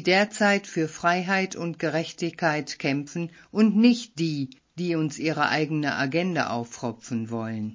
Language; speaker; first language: German; native; German